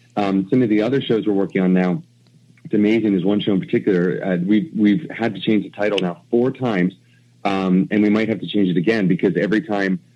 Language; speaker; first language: English; native; English